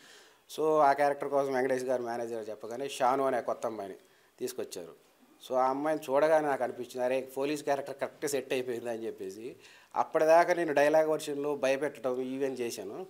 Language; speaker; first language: Telugu; native; Telugu